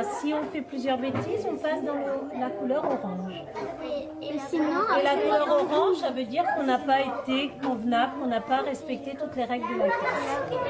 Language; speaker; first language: French; native; French